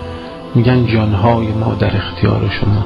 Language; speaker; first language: Persian; native; Persian